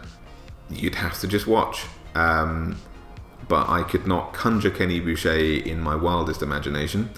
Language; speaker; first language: English; native; English